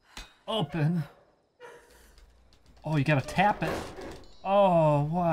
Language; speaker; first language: English; native; English